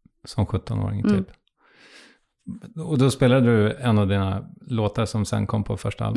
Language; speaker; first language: Swedish; native; Swedish